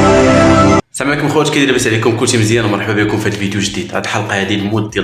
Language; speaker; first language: Arabic; native; Arabic